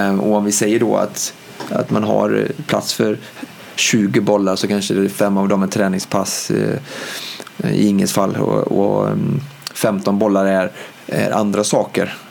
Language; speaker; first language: Swedish; native; Swedish